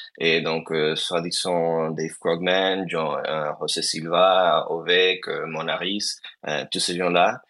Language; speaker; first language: French; non-native, fluent; Spanish